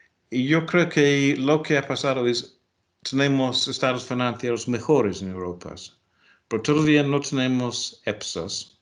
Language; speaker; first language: Spanish; non-native, fluent; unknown